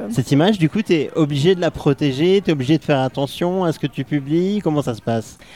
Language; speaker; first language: French; native; French